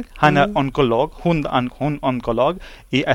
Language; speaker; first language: Swedish; non-native, learner; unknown